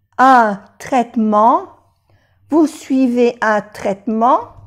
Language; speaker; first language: French; non-native, fluent; Spanish